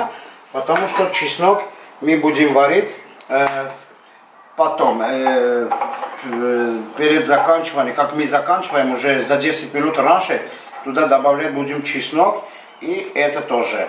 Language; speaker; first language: Russian; non-native, fluent; Armenian